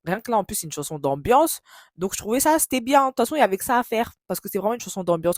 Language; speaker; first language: French; native; French